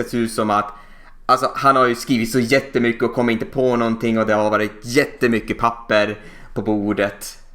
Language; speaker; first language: Swedish; native; Swedish